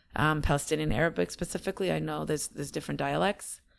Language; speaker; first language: English; native; English